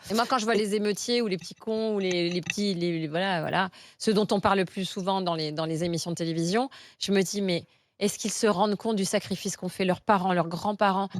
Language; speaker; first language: French; native; French